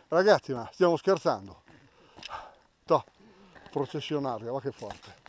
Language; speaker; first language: Italian; native; Italian